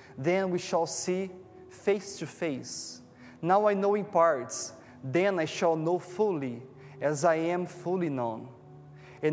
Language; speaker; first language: English; non-native, fluent; Portuguese